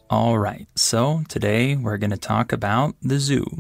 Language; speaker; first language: English; native; English